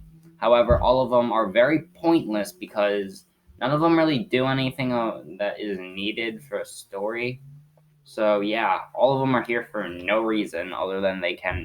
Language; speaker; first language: English; native; English